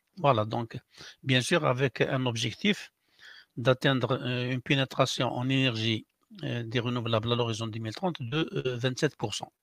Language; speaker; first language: French; non-native, local second language; Arabic